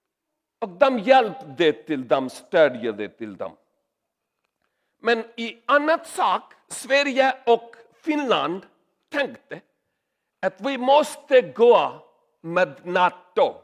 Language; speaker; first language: Swedish; non-native, learner; Urdu